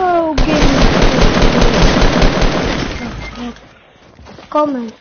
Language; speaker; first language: German; non-native, learner; Portuguese